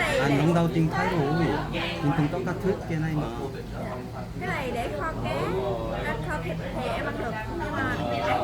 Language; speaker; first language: Vietnamese; non-native, learner; Korean